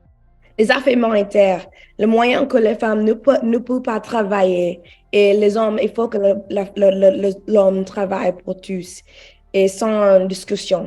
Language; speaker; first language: French; non-native, learner; English